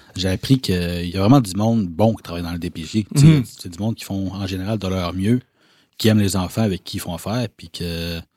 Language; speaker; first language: French; native; French